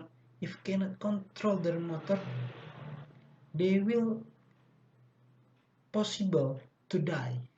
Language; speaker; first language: English; non-native, learner; Indonesian